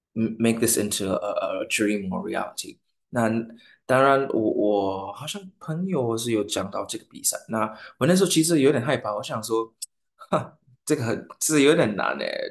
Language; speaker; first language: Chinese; non-native, fluent; English